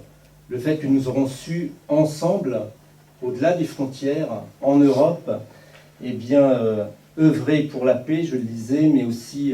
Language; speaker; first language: French; native; French